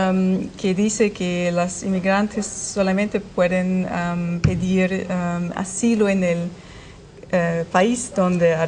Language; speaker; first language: Spanish; non-native, fluent; German